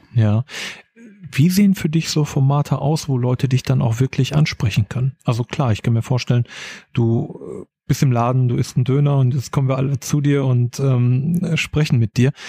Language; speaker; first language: German; native; German